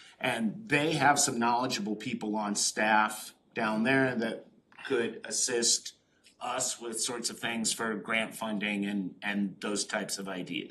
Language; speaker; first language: English; native; English